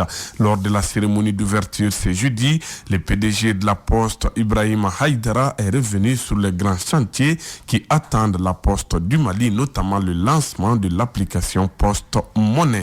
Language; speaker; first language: French; non-native, local second language; Bambara